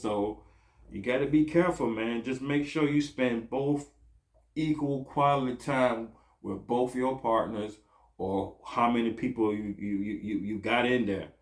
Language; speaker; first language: English; native; English